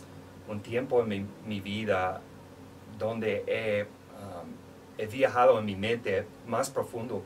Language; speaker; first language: Spanish; non-native, fluent; English